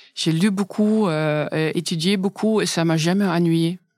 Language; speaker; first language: French; non-native, fluent; Dutch